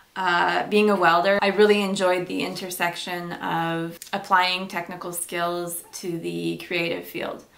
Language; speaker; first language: English; native; English